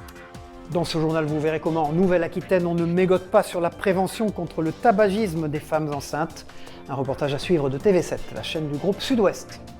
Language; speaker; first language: French; native; French